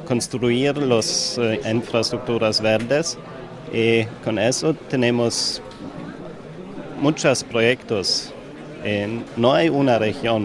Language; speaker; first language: Spanish; non-native, learner; German